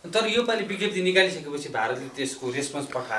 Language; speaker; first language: Nepali; native; Nepali